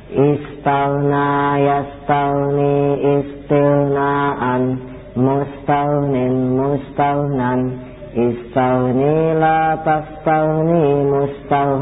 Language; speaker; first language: Arabic; non-native, fluent; Indonesian